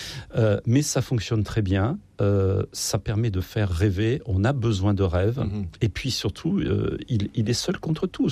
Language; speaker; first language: French; native; French